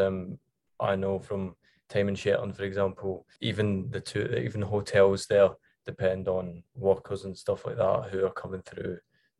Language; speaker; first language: English; native; English